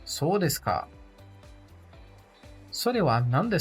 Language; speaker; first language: Japanese; non-native, fluent; Portuguese